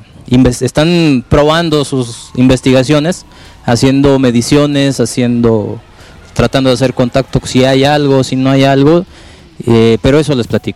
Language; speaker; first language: Spanish; native; Spanish